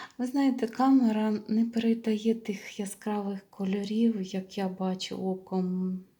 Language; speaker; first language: Ukrainian; non-native, local second language; Russian